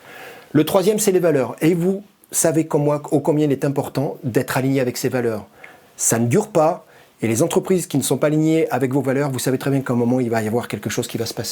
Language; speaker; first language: French; native; French